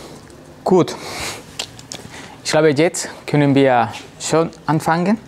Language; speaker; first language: German; non-native, learner; Spanish